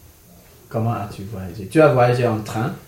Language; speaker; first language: French; non-native, fluent; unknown